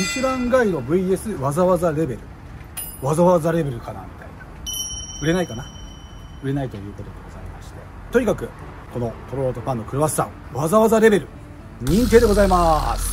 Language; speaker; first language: Japanese; native; Japanese